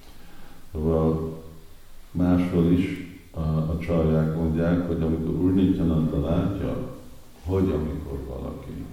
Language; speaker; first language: Hungarian; native; Hungarian